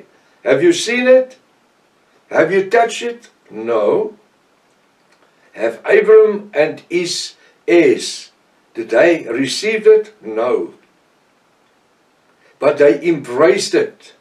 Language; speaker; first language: English; non-native, local second language; Afrikaans